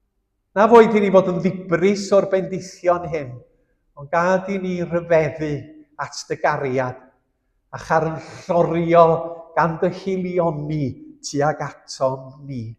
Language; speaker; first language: Welsh; native; Welsh